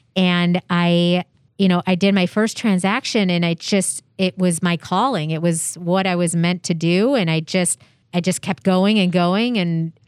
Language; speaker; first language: English; native; English